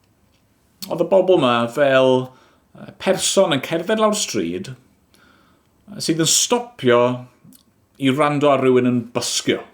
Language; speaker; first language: Welsh; native; Welsh